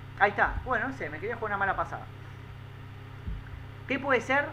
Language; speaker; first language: Spanish; native; Spanish